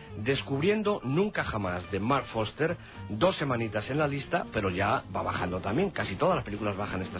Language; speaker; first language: Spanish; native; Spanish